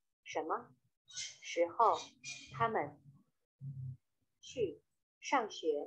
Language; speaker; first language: Chinese; non-native, learner; Vietnamese